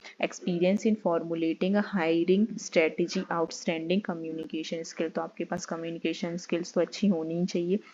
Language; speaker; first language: Hindi; native; Hindi